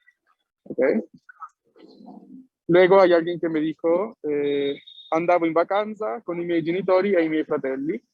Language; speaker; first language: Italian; non-native, fluent; Spanish